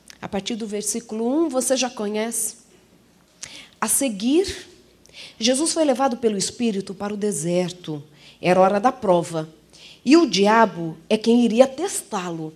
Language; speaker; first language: Portuguese; native; Portuguese